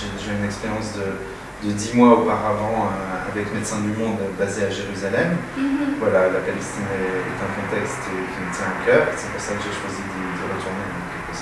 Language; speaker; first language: French; native; French